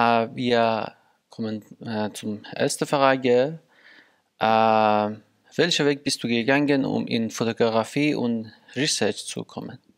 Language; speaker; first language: German; non-native, learner; Persian